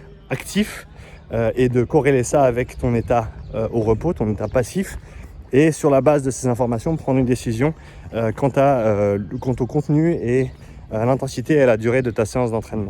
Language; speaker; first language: French; native; French